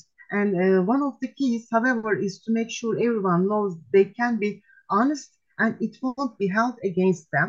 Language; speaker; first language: English; non-native, fluent; Turkish